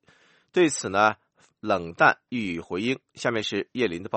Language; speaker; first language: Chinese; native; Chinese